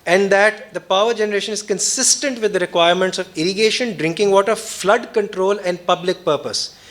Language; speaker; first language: English; non-native, local second language; Urdu